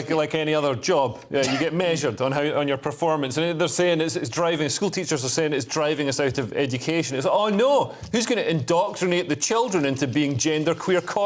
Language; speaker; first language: English; native; English